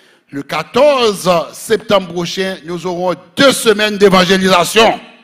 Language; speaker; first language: French; native; French